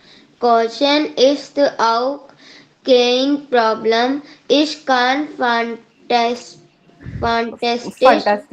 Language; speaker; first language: German; non-native, learner; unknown